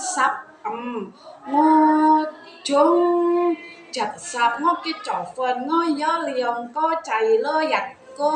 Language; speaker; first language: Cantonese; non-native, learner; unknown